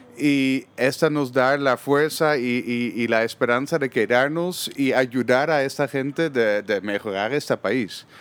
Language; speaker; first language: Spanish; non-native, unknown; Dutch